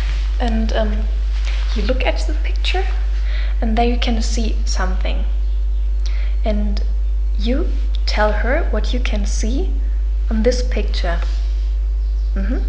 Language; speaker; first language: English; non-native, fluent; German